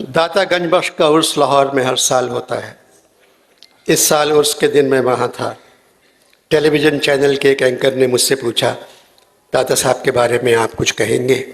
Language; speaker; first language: Urdu; native; Urdu